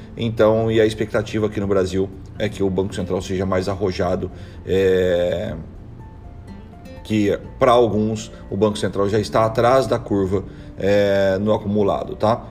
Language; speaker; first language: Portuguese; native; Portuguese